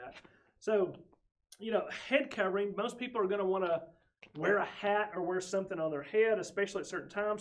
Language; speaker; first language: English; native; English